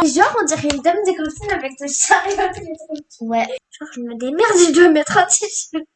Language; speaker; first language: French; native; French